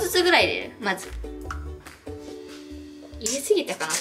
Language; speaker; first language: Japanese; native; Japanese